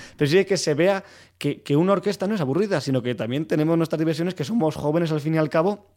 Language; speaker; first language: Spanish; native; Spanish